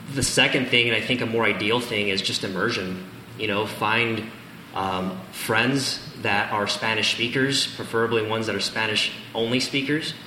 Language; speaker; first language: English; early bilingual, other home language; Spanish